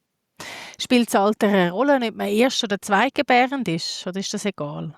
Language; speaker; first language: German; native; German